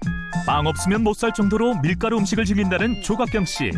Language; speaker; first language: Korean; native; Korean